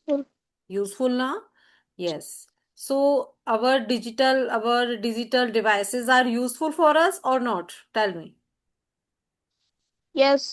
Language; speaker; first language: English; non-native, learner; Hindi